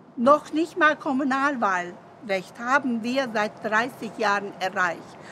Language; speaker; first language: German; non-native, fluent; Turkish